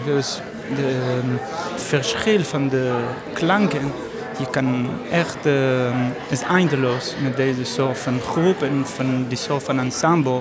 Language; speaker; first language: Dutch; non-native, learner; Hebrew